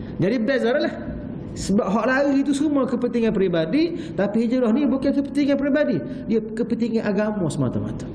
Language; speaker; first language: Malay; native; Malay